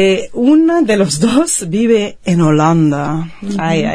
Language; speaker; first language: Spanish; non-native, fluent; Dutch